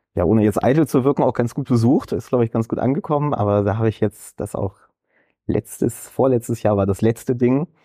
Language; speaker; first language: German; native; German